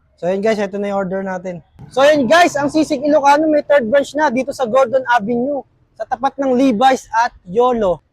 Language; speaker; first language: Filipino; native; Filipino